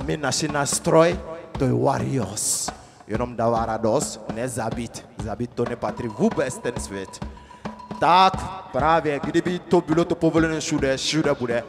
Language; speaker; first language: Czech; non-native, learner; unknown